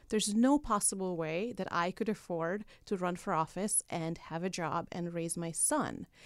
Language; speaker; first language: English; non-native, fluent; Hungarian